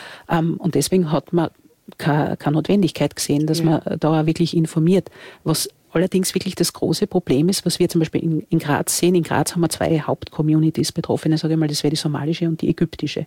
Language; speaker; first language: German; native; German